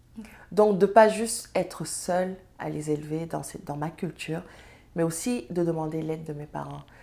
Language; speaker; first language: French; non-native, local second language; Serer